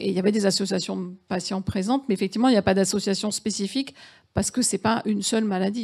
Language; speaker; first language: French; native; French